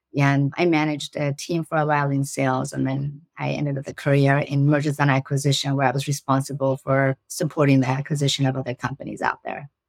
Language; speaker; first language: English; early bilingual, other home language; Persian